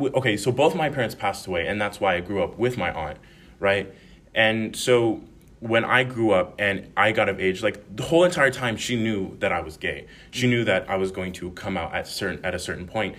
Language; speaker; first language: English; native; English